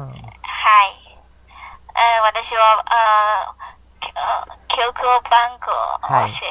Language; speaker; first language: Japanese; non-native, learner; Chinese